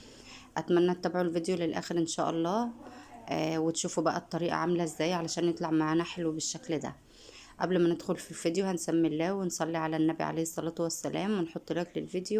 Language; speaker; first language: Arabic; native; Arabic